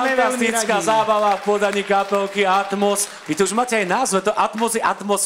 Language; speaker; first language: Slovak; native; Slovak